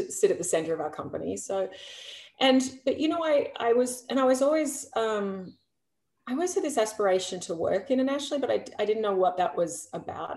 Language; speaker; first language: English; native; English